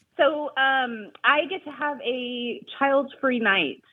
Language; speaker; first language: English; early bilingual, other home language; Filipino